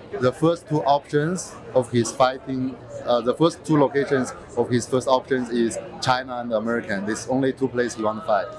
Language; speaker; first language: English; non-native, fluent; Chinese